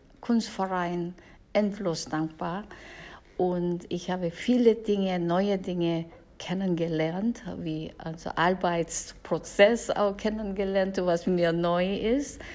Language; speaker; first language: German; non-native, fluent; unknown